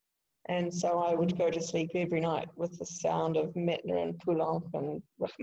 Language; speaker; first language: English; native; English